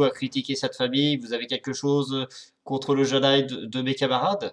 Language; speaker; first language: French; native; French